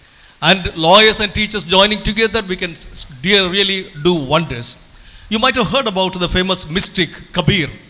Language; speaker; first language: English; non-native, local second language; Tamil